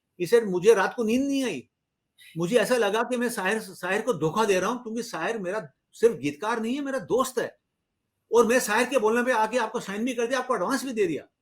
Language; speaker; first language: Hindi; native; Hindi